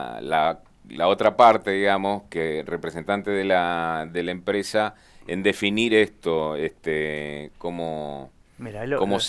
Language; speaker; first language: Spanish; native; Spanish